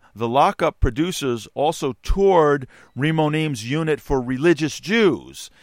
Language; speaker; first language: English; native; English